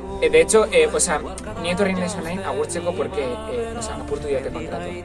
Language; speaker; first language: Basque; non-native, local second language; Spanish